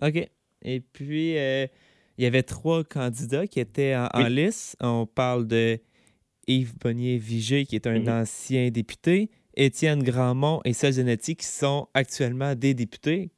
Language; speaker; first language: French; native; French